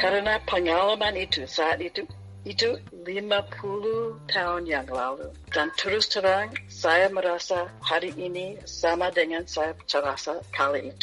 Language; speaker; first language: Indonesian; non-native, fluent; English